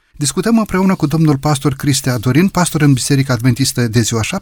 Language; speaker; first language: Romanian; native; Romanian